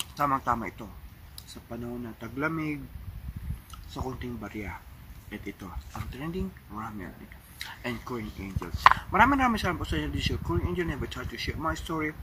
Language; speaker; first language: Filipino; native; Filipino